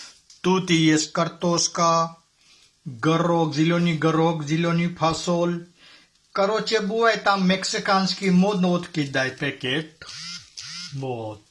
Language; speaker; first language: Russian; non-native, learner; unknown